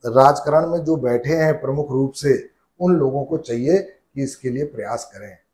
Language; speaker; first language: Hindi; native; Hindi